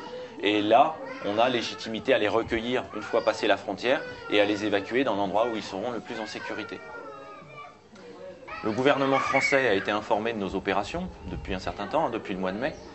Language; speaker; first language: French; native; French